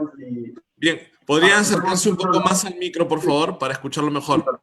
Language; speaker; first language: Spanish; native; Spanish